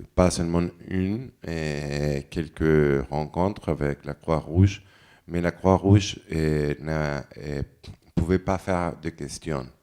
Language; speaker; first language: French; non-native, fluent; Spanish